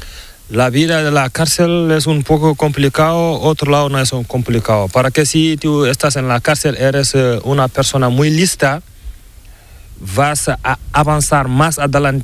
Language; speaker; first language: Spanish; non-native, learner; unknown